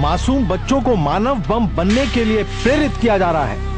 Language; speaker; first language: Hindi; native; Hindi